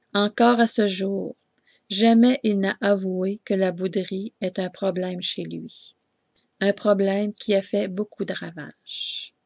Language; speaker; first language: French; native; French